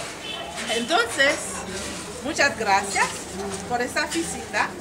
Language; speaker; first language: Spanish; non-native, fluent; Haitian Creole